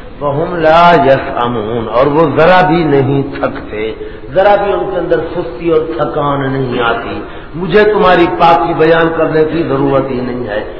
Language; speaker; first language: Urdu; non-native, local second language; Punjabi